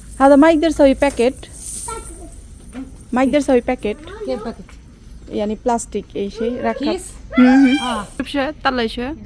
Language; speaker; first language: Arabic; non-native, learner; Bangla